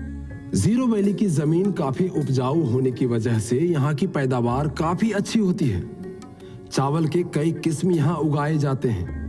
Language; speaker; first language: Hindi; native; Hindi